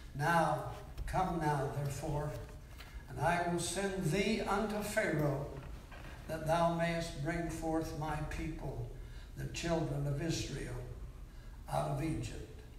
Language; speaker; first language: English; native; English